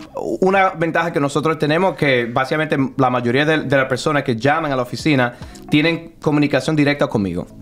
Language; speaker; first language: Spanish; early bilingual, heritage; Spanish